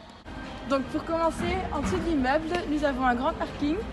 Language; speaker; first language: French; non-native, fluent; Dutch